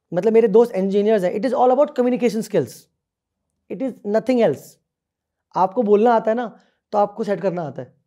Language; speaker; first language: Hindi; native; Hindi